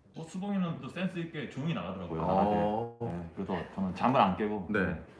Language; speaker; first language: Korean; native; Korean